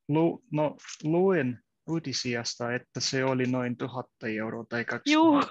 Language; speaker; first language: Finnish; non-native, learner; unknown